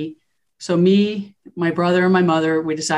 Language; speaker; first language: English; native; English